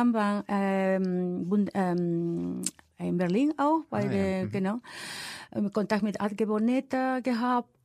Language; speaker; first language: German; non-native, fluent; Spanish